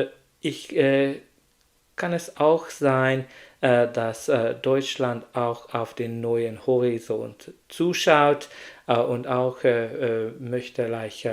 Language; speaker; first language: German; non-native, learner; Hungarian